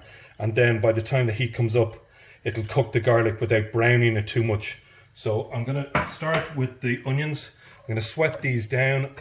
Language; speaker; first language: English; native; English